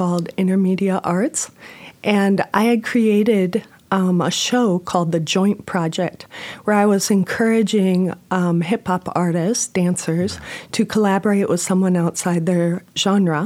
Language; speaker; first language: English; native; English